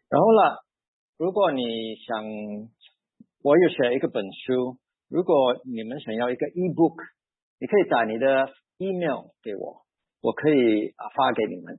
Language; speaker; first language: Chinese; early bilingual, heritage; Chinese